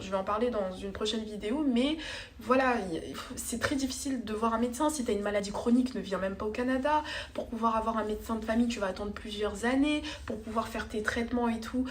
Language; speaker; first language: French; native; French